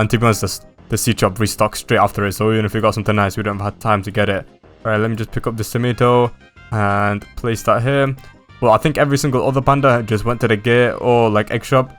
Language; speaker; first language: English; native; English